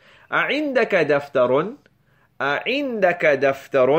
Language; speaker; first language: Arabic; non-native, fluent; English